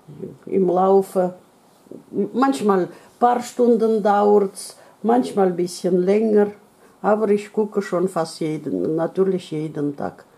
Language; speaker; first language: German; non-native, learner; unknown